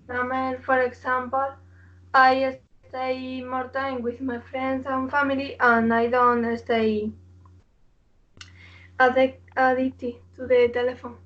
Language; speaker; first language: English; non-native, learner; Spanish